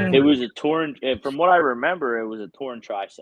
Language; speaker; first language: English; native; English